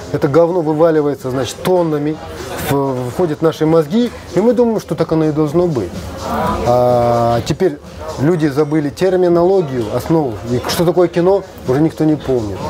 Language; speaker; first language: Russian; non-native, local second language; Kazakh